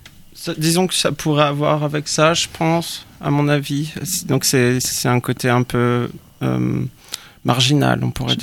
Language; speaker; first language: French; native; French